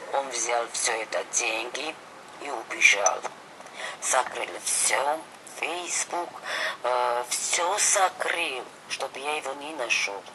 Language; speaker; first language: Russian; non-native, fluent; Georgian